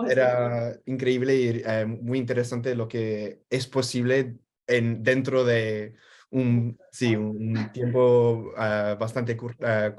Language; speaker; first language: Spanish; non-native, fluent; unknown